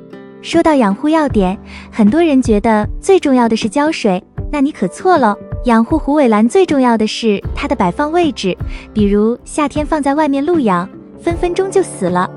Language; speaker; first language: Chinese; native; Chinese